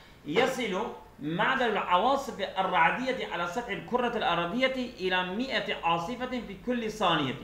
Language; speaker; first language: Arabic; non-native, fluent; Turkish